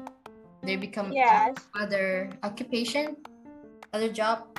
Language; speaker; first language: English; non-native, fluent; Indonesian